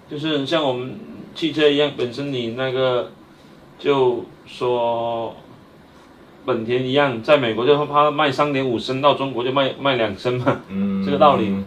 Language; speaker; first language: Chinese; native; Chinese